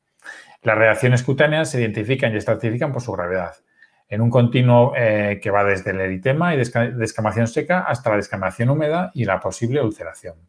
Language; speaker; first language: Spanish; native; Spanish